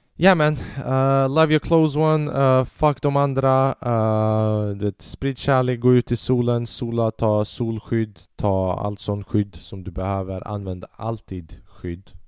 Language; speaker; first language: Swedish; early bilingual, other home language; Albanian